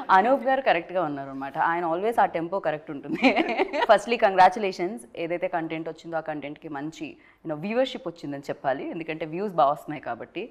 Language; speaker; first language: Telugu; native; Telugu